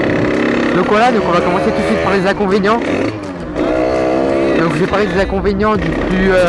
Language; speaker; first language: French; native; French